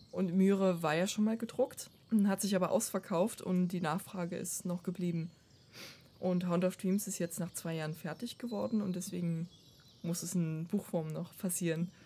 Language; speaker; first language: German; non-native, fluent; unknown